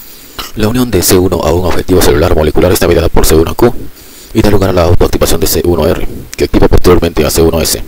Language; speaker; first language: Spanish; native; Spanish